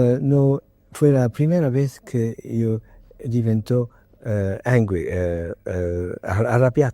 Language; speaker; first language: Spanish; non-native, learner; English